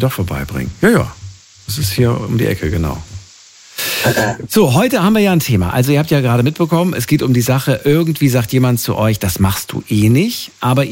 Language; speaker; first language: German; native; German